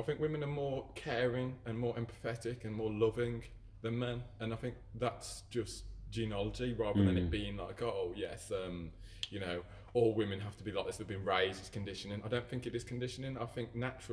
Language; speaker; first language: English; native; English